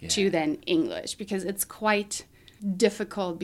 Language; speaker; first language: English; non-native, fluent; German